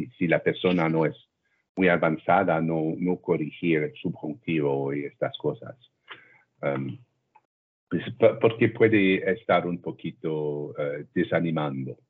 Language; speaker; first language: Spanish; non-native, learner; French